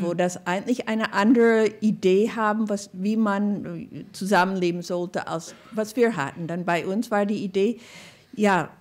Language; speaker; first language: German; non-native, fluent; English